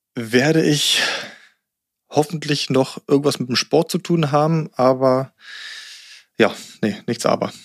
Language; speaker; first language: German; native; German